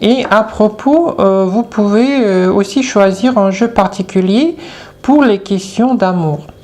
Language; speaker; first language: French; non-native, fluent; Russian